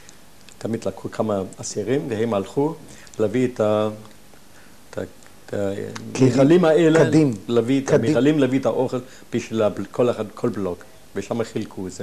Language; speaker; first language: Hebrew; non-native, fluent; German